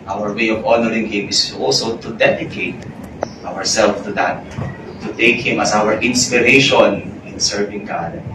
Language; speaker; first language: English; non-native, local second language; Filipino